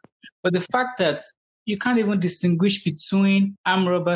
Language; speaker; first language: English; non-native, local second language; Yoruba